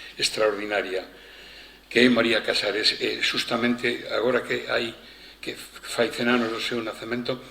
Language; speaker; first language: Galician; non-native, local second language; Spanish